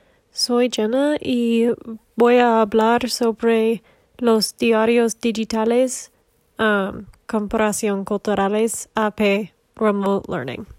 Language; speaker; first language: Spanish; non-native, learner; English